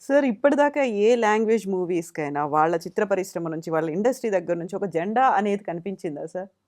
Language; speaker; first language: Telugu; native; Telugu